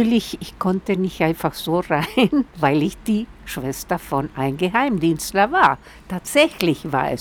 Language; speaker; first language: German; non-native, fluent; Spanish